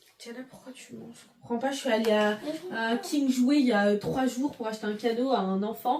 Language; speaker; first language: French; native; French